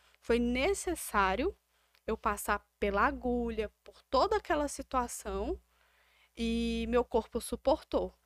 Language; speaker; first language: Portuguese; native; Portuguese